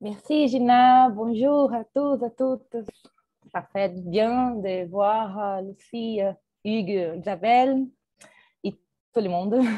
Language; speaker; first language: French; non-native, fluent; Portuguese